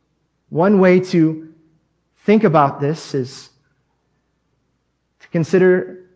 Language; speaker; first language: English; native; English